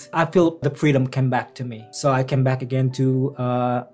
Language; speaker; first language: English; non-native, fluent; Indonesian